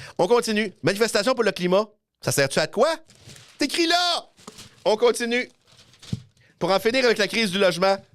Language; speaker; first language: French; native; French